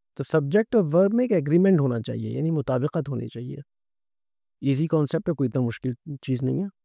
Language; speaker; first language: Urdu; native; Urdu